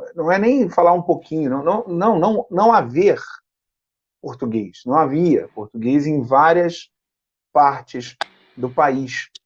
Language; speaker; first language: Portuguese; native; Portuguese